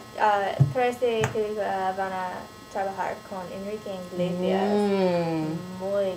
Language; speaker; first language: Spanish; non-native, learner; English